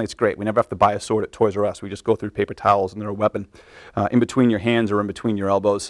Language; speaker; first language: English; native; English